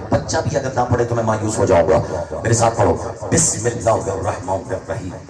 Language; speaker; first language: Urdu; non-native, local second language; Punjabi